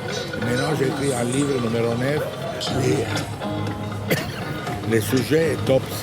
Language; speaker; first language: French; non-native, fluent; Italian